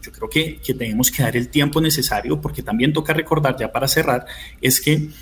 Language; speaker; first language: Spanish; native; Spanish